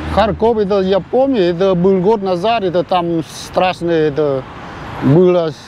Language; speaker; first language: Russian; non-native, learner; Vietnamese